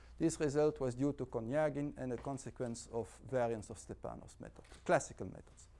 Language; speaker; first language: English; non-native, fluent; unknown